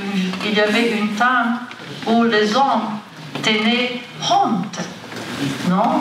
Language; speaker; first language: French; non-native, fluent; Italian